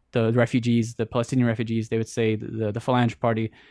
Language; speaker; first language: English; early bilingual, other home language; Arabic